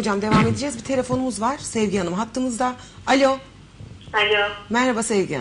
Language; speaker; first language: Turkish; native; Turkish